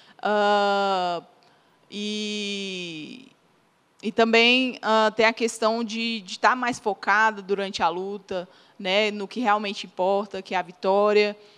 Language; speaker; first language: Portuguese; native; Portuguese